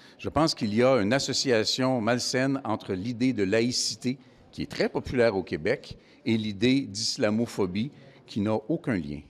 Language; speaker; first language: French; native; French